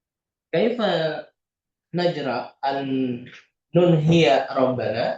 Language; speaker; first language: Arabic; non-native, fluent; Indonesian